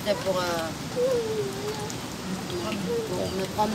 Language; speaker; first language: French; non-native, local second language; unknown